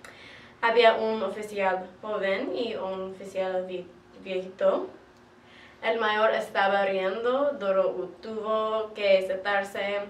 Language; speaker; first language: Spanish; non-native, learner; English